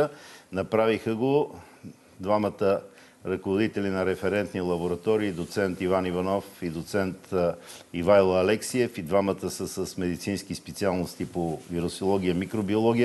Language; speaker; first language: Bulgarian; native; Bulgarian